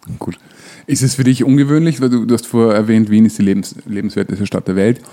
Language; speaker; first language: German; native; German